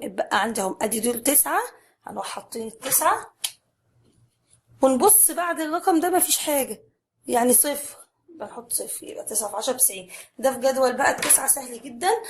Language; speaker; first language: Arabic; native; Arabic